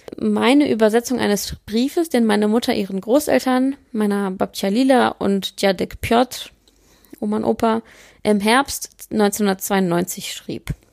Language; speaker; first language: German; early bilingual, other home language; Polish